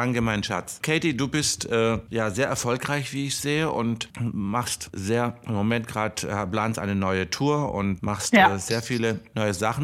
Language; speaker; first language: German; native; German